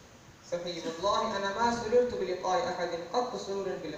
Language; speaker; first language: Arabic; non-native, learner; Urdu